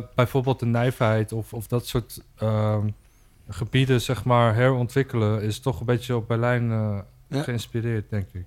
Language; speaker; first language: Dutch; native; Dutch